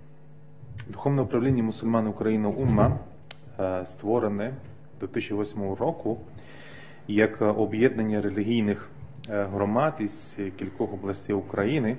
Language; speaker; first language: Ukrainian; non-native, fluent; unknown